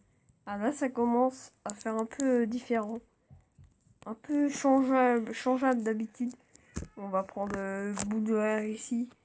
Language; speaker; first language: French; native; French